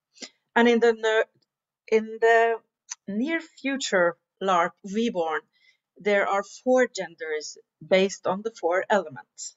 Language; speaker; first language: English; non-native, fluent; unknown